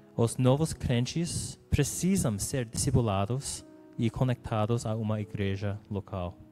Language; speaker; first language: Portuguese; non-native, learner; English